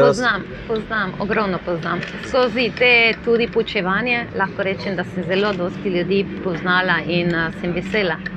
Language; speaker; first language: Slovenian; non-native, fluent; Spanish